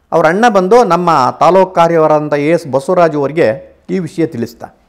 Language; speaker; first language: Kannada; native; Kannada